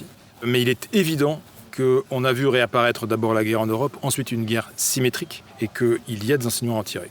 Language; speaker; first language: French; native; French